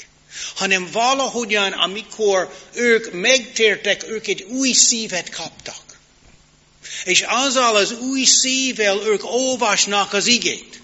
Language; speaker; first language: Hungarian; non-native, learner; English